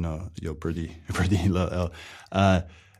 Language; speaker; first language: Spanish; non-native, learner; English